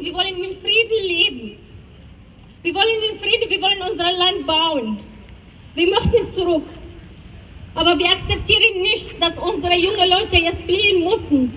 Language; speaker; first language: German; non-native, fluent; Arabic